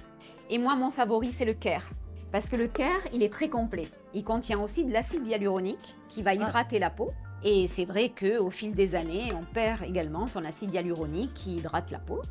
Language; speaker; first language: French; native; French